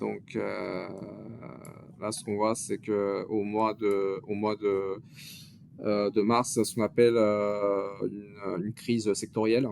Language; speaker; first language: French; native; French